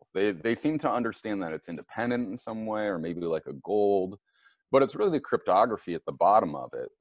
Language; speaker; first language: English; native; English